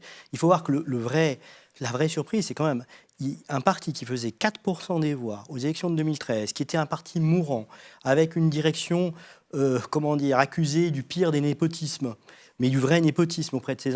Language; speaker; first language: French; native; French